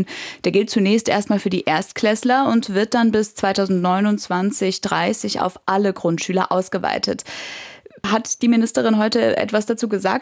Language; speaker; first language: German; native; German